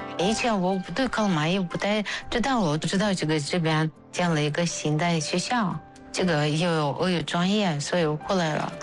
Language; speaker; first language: Chinese; non-native, learner; Russian